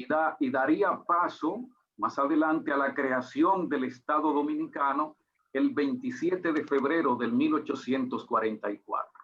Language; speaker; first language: Spanish; native; Spanish